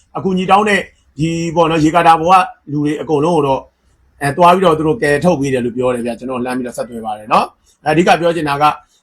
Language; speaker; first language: Burmese; native; Burmese